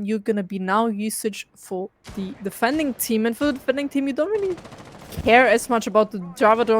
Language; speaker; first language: English; non-native, fluent; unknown